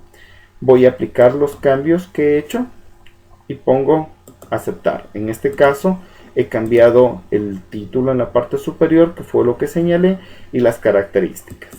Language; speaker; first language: Spanish; native; Spanish